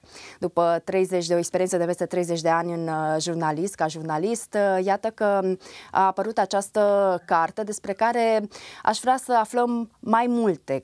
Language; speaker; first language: Romanian; native; Romanian